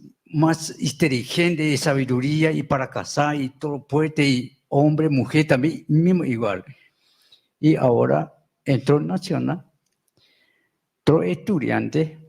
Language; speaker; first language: Spanish; non-native, local second language; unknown